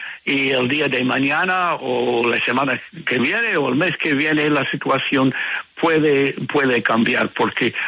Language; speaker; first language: Spanish; non-native, fluent; English